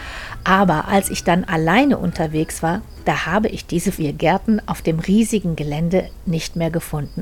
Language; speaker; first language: German; native; German